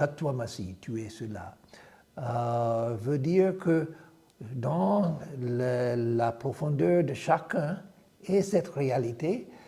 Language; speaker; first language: French; non-native, fluent; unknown